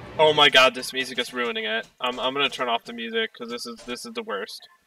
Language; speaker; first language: English; native; English